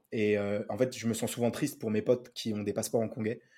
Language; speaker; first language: French; native; French